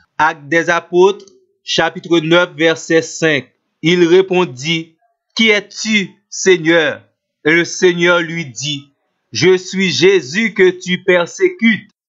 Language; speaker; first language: French; non-native, local second language; Haitian Creole